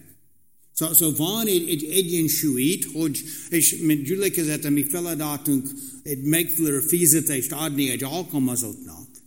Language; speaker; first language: Hungarian; non-native, fluent; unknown